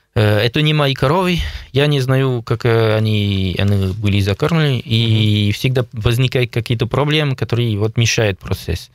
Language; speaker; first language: Russian; non-native, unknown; French